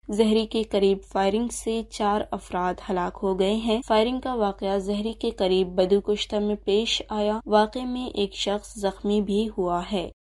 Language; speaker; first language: Urdu; non-native, local second language; Baluchi